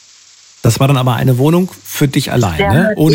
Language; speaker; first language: German; native; German